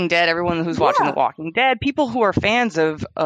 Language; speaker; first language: English; native; English